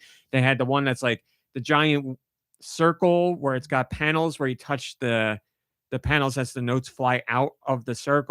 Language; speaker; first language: English; native; English